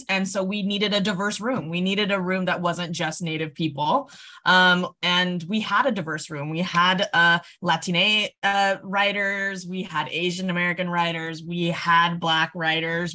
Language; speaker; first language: English; native; English